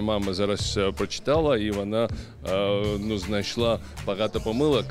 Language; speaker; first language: Ukrainian; non-native, learner; Georgian